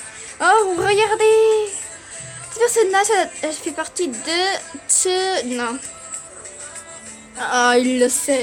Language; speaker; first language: French; early bilingual, other home language; Portuguese